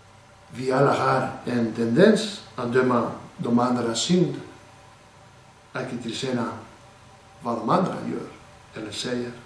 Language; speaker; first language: Swedish; non-native, fluent; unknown